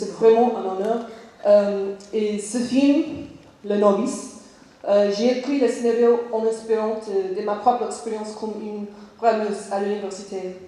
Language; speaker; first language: French; non-native, learner; English